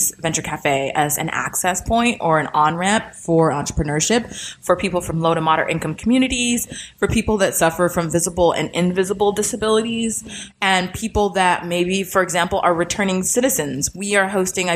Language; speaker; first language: English; native; English